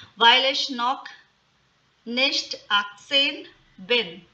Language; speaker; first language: German; non-native, fluent; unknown